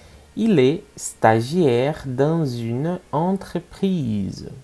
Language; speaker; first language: French; non-native, fluent; Portuguese